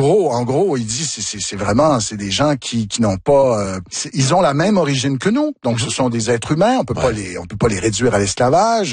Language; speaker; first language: French; native; French